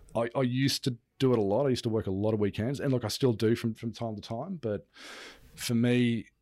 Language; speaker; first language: English; native; English